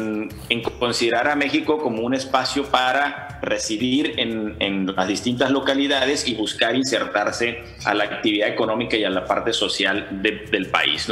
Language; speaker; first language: Spanish; native; Spanish